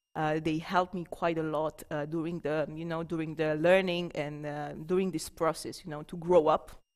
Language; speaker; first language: English; non-native, fluent; Romanian